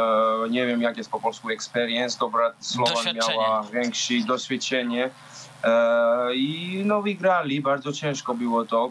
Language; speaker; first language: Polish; non-native, learner; English